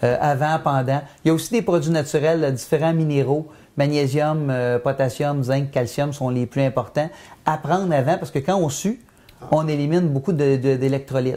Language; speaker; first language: French; native; French